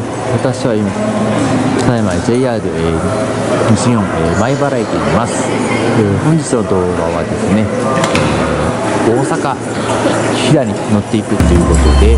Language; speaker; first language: Japanese; native; Japanese